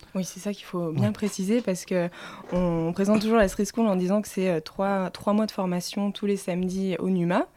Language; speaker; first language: French; native; French